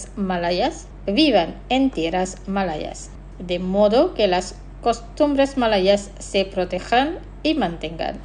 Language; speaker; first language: Spanish; non-native, fluent; Indonesian